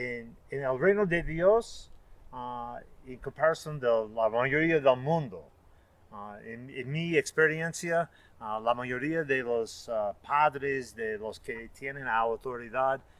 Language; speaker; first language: Spanish; non-native, fluent; English